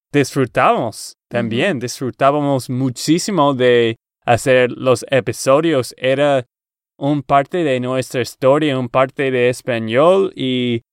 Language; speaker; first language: Spanish; non-native, learner; English